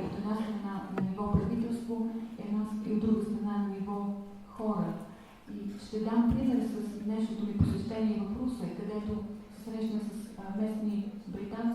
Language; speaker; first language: Bulgarian; native; Bulgarian